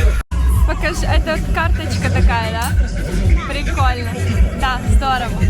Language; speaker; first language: Russian; native; Russian